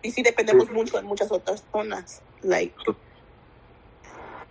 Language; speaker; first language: Spanish; early bilingual, other home language; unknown